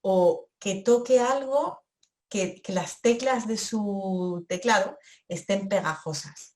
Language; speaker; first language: Spanish; native; Spanish